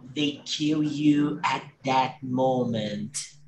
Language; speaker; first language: English; non-native, fluent; Portuguese